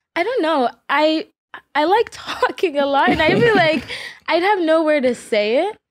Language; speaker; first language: English; early bilingual, other home language; Akan